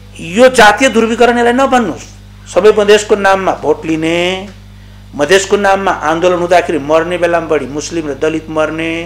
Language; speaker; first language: Nepali; non-native, local second language; Maithili